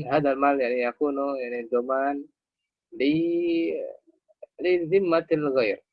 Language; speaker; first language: Arabic; non-native, fluent; Indonesian